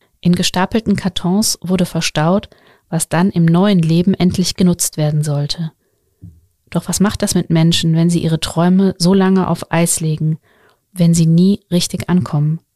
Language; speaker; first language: German; native; German